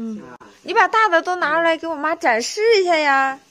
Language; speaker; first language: Chinese; native; Chinese